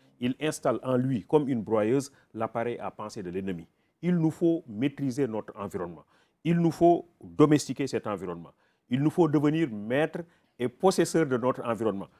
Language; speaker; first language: French; non-native, local second language; Wolof